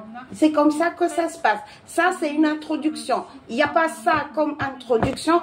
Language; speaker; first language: French; non-native, local second language; Arabic